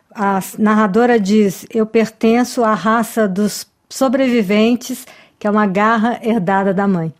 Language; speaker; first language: Portuguese; native; Portuguese